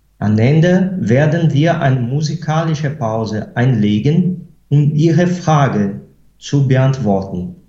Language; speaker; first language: German; non-native, fluent; Portuguese